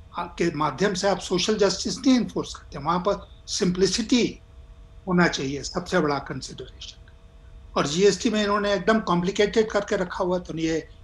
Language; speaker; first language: Hindi; native; Hindi